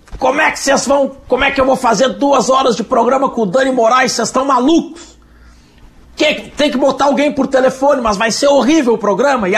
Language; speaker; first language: Portuguese; native; Portuguese